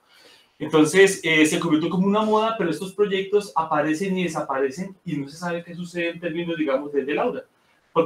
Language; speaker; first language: Spanish; native; Spanish